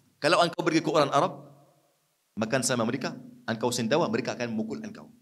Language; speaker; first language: Malay; non-native, fluent; Arabic